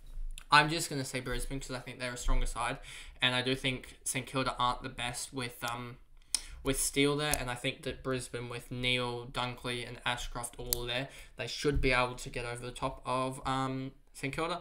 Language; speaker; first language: English; native; English